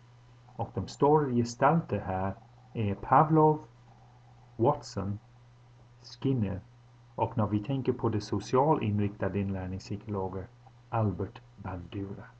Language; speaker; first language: Swedish; non-native, fluent; English